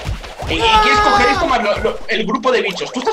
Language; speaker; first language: Spanish; native; Spanish